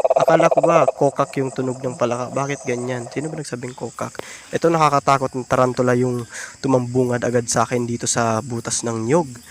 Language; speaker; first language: Filipino; native; Filipino